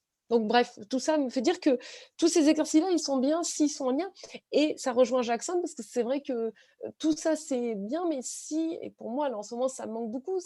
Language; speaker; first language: French; native; French